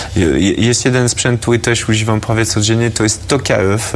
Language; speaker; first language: Polish; non-native, fluent; French